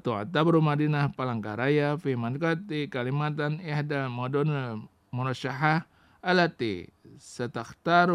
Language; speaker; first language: Arabic; non-native, fluent; Indonesian